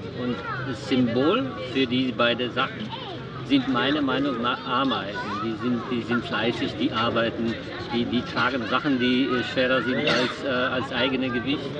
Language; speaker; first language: German; non-native, fluent; Polish